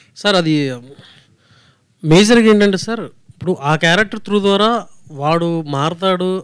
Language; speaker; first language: Telugu; native; Telugu